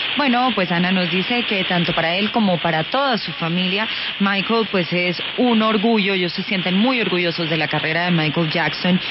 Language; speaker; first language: Spanish; native; Spanish